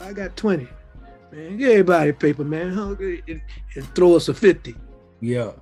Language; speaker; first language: English; native; English